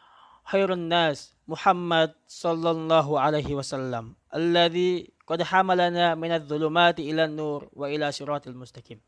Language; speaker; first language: Arabic; non-native, learner; Indonesian